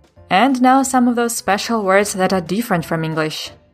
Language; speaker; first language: English; non-native, fluent; Ukrainian